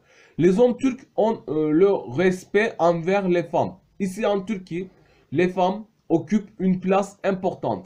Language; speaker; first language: French; non-native, fluent; Turkish